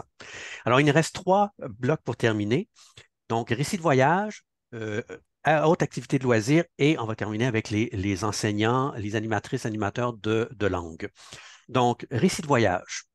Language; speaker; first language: French; native; French